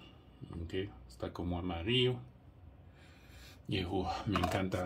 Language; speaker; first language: Spanish; non-native, fluent; English